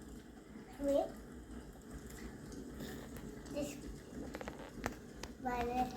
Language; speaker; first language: German; early bilingual, other home language; Serbian